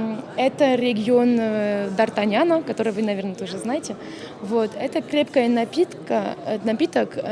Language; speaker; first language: Russian; non-native, fluent; French